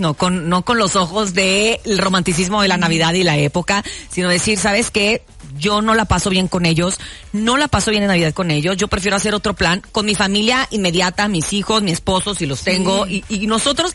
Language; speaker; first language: Spanish; native; Spanish